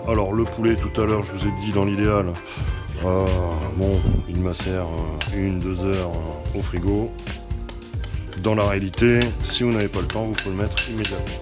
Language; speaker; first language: French; native; French